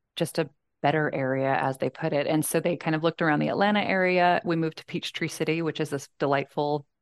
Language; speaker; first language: English; native; English